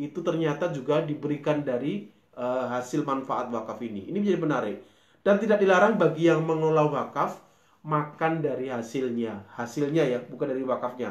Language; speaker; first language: Indonesian; native; Indonesian